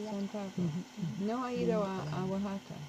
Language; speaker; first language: Spanish; non-native, learner; English